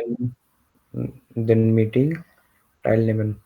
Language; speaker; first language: German; non-native, learner; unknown